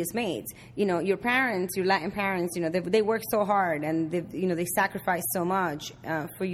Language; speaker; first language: English; early bilingual, other home language; Spanish